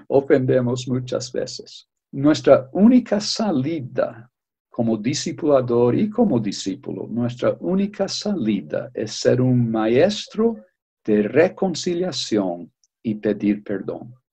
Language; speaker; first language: Spanish; native; Spanish